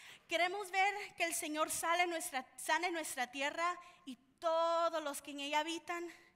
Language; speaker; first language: Spanish; early bilingual, heritage; Spanish